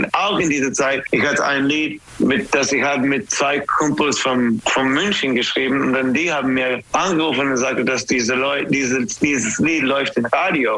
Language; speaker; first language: German; non-native, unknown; English